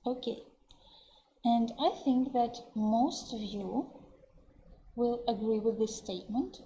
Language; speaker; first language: English; non-native, fluent; Russian